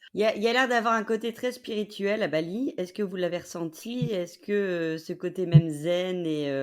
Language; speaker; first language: French; native; French